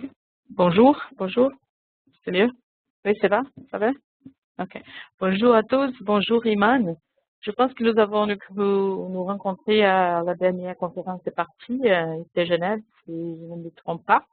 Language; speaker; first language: French; non-native, fluent; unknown